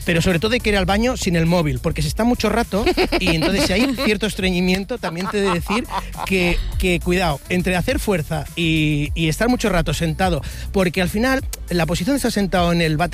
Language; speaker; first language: Spanish; native; Spanish